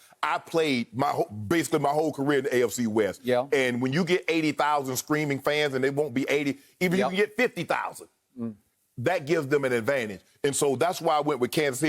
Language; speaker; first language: English; native; English